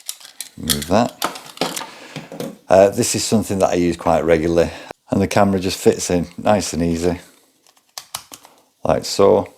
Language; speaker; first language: English; native; English